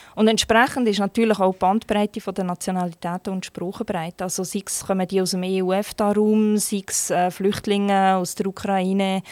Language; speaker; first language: German; non-native, fluent; Turkish